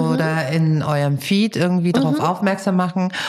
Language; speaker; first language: German; early bilingual, other home language; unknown